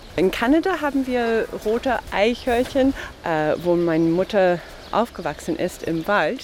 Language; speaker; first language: German; non-native, fluent; English